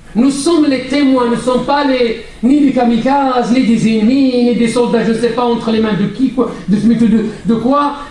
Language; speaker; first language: French; non-native, local second language; Arabic